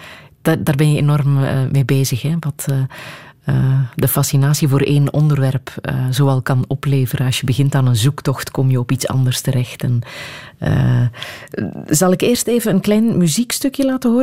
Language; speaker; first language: Dutch; native; Dutch